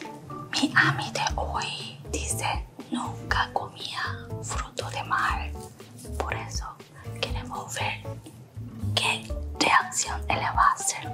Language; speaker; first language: Spanish; non-native, learner; Korean